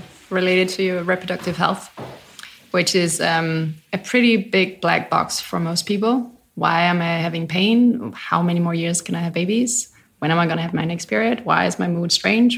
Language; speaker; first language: English; non-native, fluent; Danish